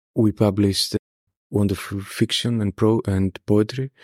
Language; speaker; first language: English; non-native, fluent; Greek